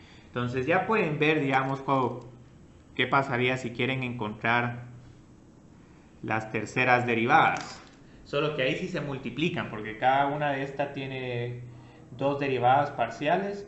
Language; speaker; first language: Spanish; native; Spanish